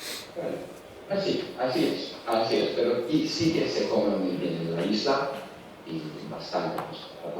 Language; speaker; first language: Spanish; non-native, learner; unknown